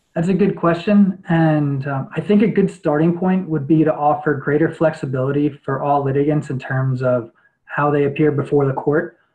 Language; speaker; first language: English; native; English